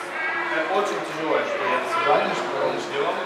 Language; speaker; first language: Russian; non-native, learner; Bulgarian